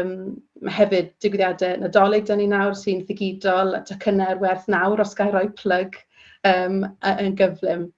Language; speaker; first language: Welsh; native; Welsh